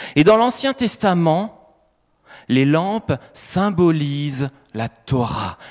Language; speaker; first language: French; native; French